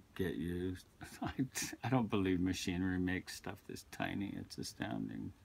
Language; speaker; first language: English; native; English